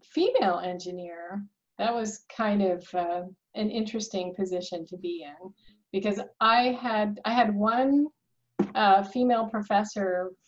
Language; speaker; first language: English; native; English